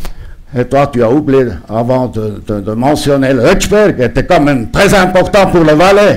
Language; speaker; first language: French; non-native, local second language; German